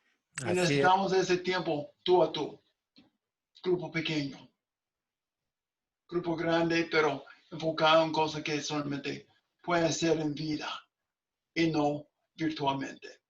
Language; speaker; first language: Spanish; non-native, fluent; English